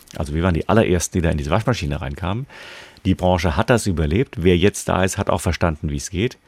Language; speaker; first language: German; native; German